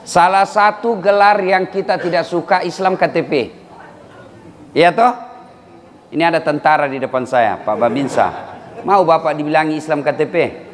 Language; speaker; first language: Indonesian; native; Indonesian